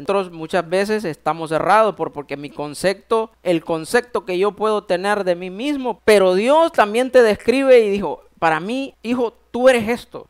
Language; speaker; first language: Spanish; native; Spanish